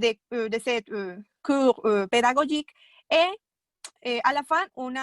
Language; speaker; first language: French; non-native, fluent; Spanish